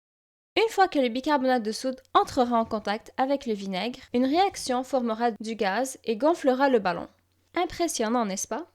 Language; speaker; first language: French; native; French